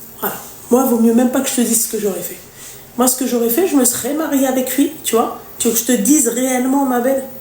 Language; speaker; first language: French; native; French